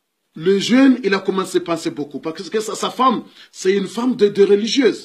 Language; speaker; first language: French; non-native, learner; Comorian